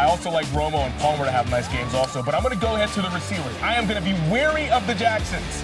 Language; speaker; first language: English; native; English